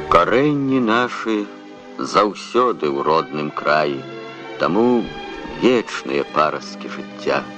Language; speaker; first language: Belarusian; native; Belarusian